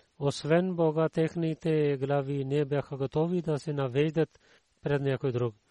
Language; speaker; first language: Bulgarian; non-native, learner; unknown